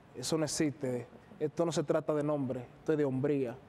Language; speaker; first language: Spanish; native; Spanish